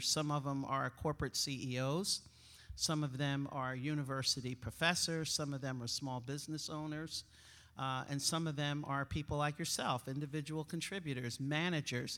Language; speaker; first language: English; native; English